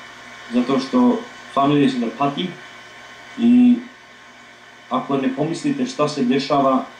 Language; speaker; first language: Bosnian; early bilingual, heritage; English